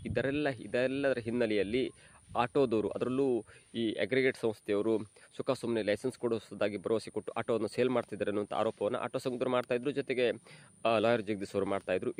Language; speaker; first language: Kannada; native; Kannada